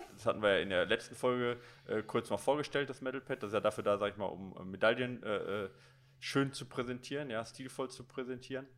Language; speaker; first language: German; native; German